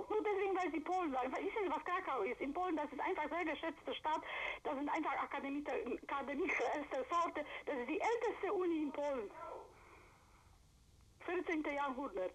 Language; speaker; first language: German; non-native, fluent; Polish